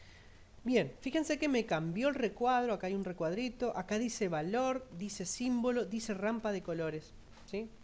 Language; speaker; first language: Spanish; native; Spanish